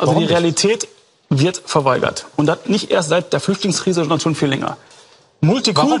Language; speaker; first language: German; native; German